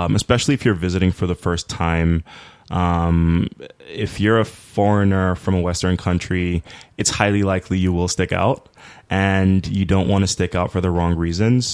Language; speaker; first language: English; native; English